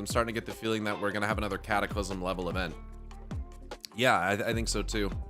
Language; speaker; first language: English; native; English